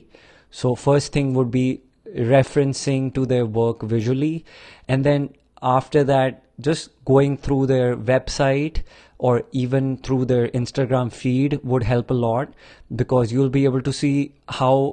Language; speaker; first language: English; non-native, local second language; Punjabi